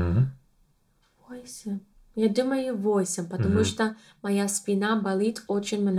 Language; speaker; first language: Russian; non-native, learner; English